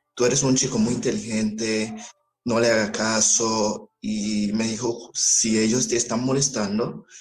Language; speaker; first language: Spanish; early bilingual, other home language; Haitian Creole